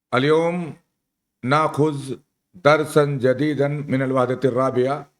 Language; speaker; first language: Arabic; non-native, fluent; Urdu